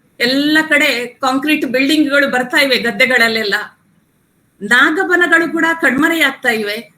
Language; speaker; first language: Kannada; non-native, local second language; Tulu